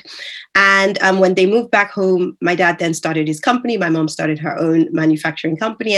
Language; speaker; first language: English; non-native, local second language; Yoruba